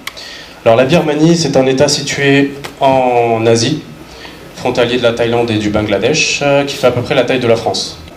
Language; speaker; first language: French; native; French